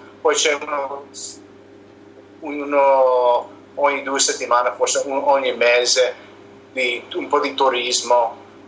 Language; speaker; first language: Italian; non-native, learner; English